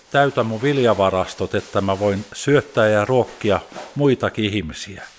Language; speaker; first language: Finnish; early bilingual, heritage; Finnish